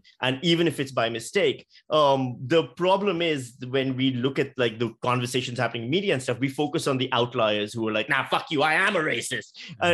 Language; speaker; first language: English; non-native, local second language; Urdu